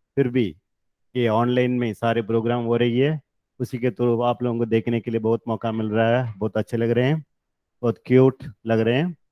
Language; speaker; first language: Hindi; non-native, local second language; Malayalam